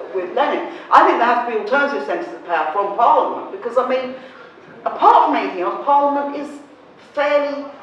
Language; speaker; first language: English; native; English